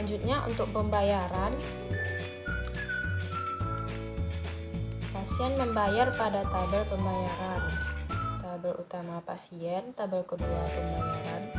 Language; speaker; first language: Indonesian; native; Indonesian